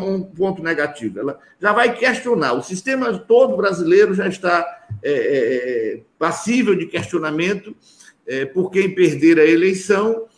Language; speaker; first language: Portuguese; native; Portuguese